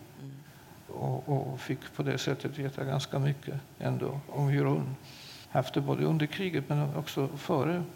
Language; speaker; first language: Swedish; non-native, fluent; Polish